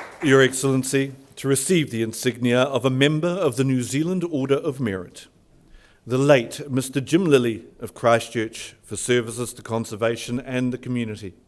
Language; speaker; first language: English; native; English